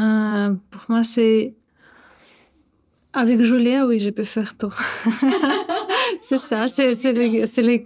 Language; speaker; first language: French; non-native, learner; Russian